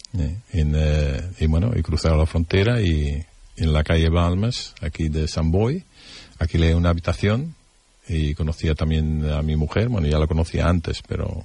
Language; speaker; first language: Spanish; non-native, fluent; Dutch